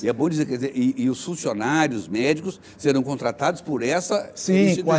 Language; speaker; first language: Portuguese; native; Portuguese